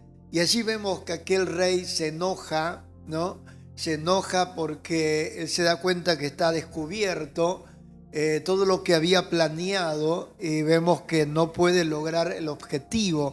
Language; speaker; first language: Spanish; native; Spanish